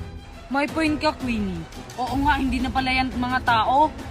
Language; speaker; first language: Filipino; native; Filipino